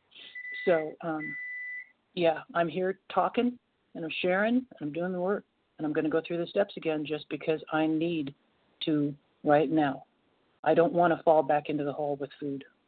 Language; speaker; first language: English; native; English